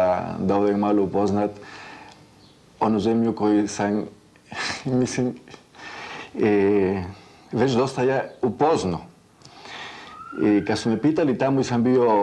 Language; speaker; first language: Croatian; early bilingual, heritage; Croatian